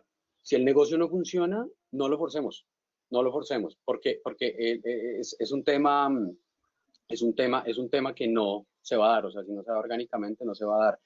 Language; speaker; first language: Spanish; native; Spanish